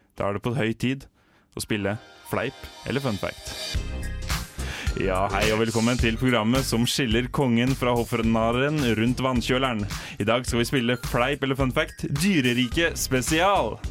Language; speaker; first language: Norwegian; native; Norwegian